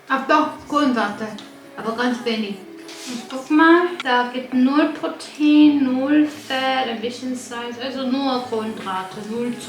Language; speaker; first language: German; non-native, learner; Korean